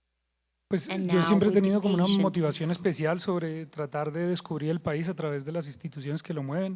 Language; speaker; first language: Spanish; native; Spanish